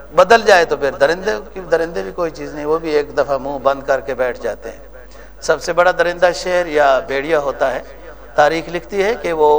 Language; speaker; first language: Urdu; non-native, local second language; Punjabi